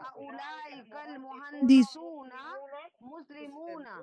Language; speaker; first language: Arabic; non-native, learner; Urdu